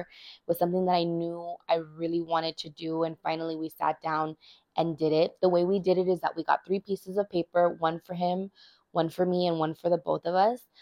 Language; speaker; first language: English; early bilingual, other home language; Spanish